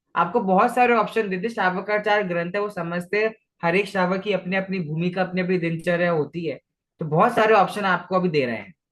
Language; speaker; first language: Hindi; non-native, local second language; Marathi